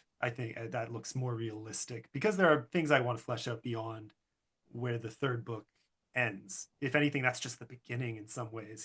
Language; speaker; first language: English; native; English